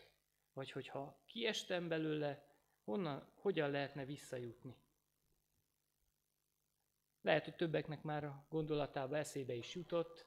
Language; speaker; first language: Hungarian; native; Hungarian